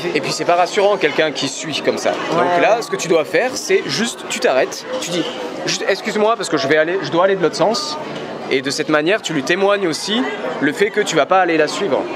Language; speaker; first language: French; native; French